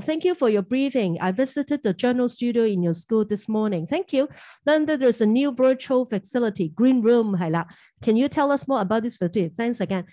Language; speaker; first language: English; non-native, local second language; Cantonese